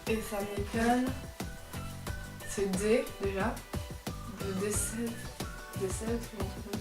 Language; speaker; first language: French; native; French